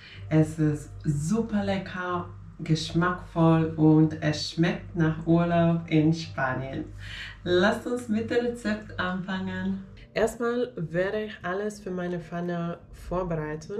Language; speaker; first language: German; non-native, fluent; Finnish